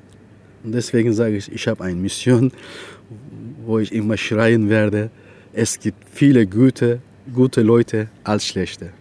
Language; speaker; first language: German; non-native, fluent; Turkish